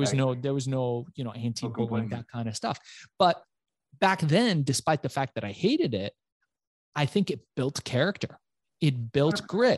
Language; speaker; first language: English; early bilingual, other home language; Persian